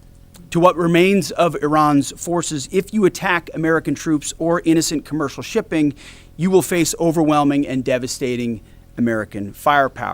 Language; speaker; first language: English; native; English